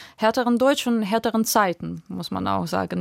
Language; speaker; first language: German; non-native, fluent; Russian